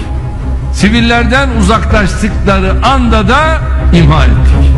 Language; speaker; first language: Turkish; native; Turkish